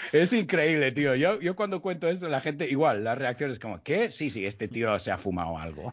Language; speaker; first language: Spanish; early bilingual, heritage; Spanish